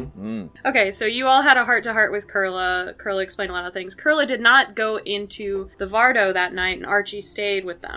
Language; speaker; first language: English; native; English